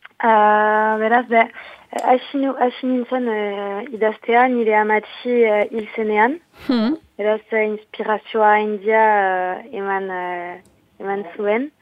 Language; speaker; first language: Basque; non-native, local second language; French